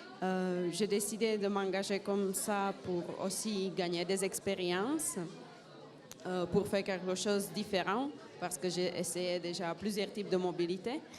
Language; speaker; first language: French; non-native, fluent; Czech